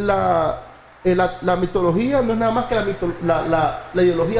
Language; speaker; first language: Spanish; native; Spanish